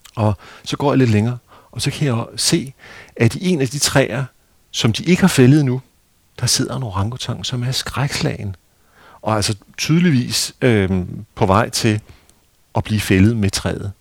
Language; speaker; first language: Danish; native; Danish